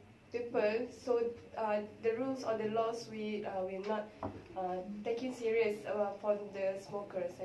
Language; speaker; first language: English; non-native, learner; Malay